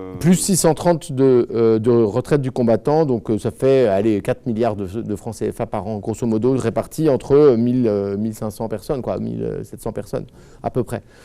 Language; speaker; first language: French; native; French